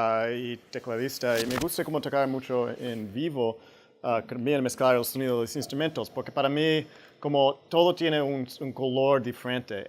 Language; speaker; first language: Spanish; non-native, fluent; English